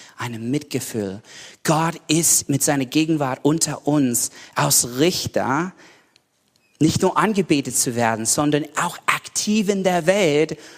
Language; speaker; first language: German; non-native, learner; English